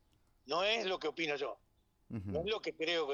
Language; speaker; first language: Spanish; native; Spanish